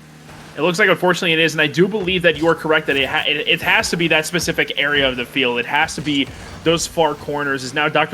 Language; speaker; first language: English; native; English